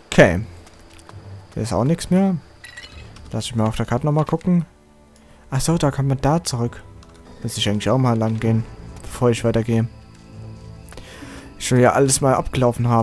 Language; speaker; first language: German; native; German